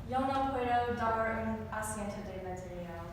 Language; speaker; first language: Spanish; non-native, learner; English